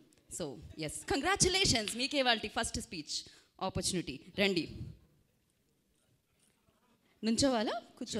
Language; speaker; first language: Telugu; native; Telugu